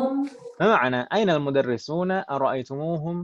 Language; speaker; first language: Arabic; non-native, fluent; Indonesian